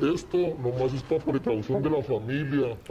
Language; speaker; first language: Spanish; native; Spanish